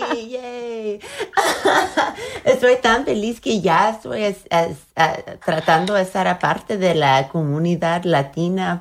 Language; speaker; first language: Spanish; early bilingual, heritage; Spanish